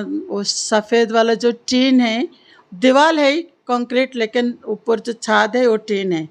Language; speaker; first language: Hindi; non-native, local second language; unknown